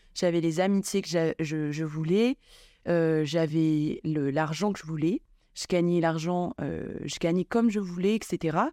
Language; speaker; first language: French; non-native, local second language; Malagasy